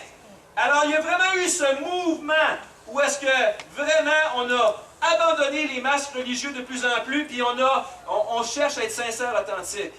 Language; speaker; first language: French; native; French